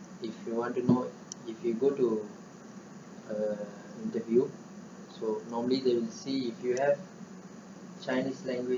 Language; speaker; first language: English; non-native, learner; Malay